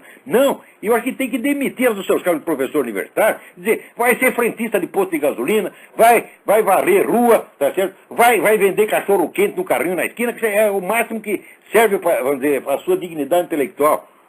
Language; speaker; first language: Portuguese; native; Portuguese